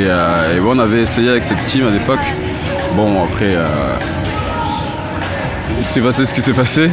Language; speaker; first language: French; native; French